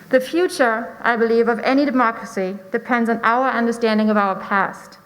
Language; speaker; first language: English; non-native, fluent; German